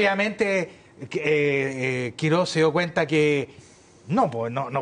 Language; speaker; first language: Spanish; native; Spanish